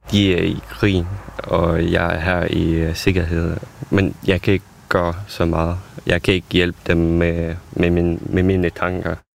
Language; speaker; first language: Danish; non-native, local second language; Ukrainian